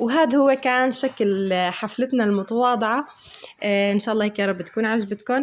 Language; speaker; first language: Arabic; native; Arabic